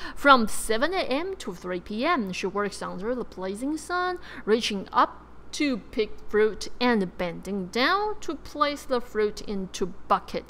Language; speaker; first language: English; non-native, fluent; Chinese